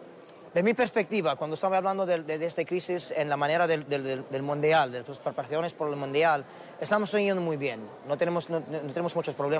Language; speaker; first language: Spanish; non-native, learner; Arabic